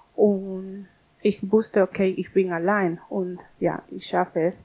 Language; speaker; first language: German; non-native, learner; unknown